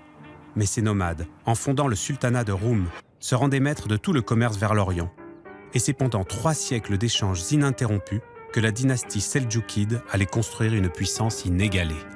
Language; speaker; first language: French; native; French